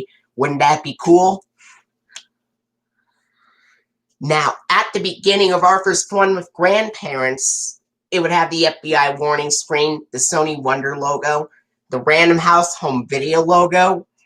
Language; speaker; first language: English; native; English